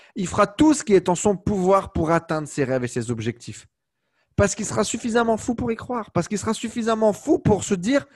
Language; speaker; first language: French; native; French